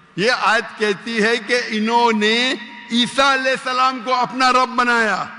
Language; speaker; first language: Urdu; non-native, local second language; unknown